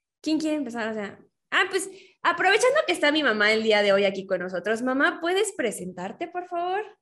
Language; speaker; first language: Spanish; native; Spanish